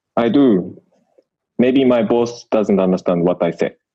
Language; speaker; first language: English; non-native, learner; Japanese